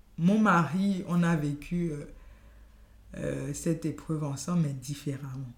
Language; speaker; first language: French; non-native, local second language; Yoruba